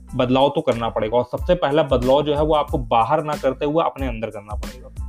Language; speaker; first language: Hindi; native; Hindi